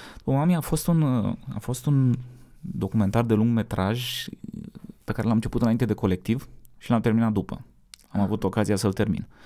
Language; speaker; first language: Romanian; native; Romanian